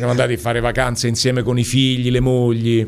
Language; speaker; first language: Italian; native; Italian